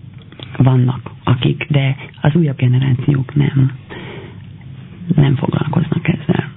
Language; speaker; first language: Hungarian; non-native, fluent; Albanian